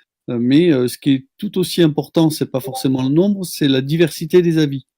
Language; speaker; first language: French; native; French